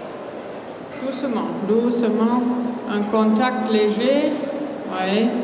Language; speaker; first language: French; non-native, fluent; German